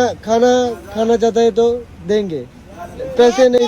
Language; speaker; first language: Hindi; non-native, fluent; Bangla